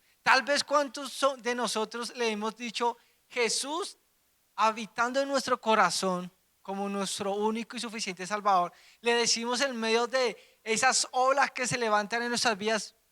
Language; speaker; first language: Spanish; native; Spanish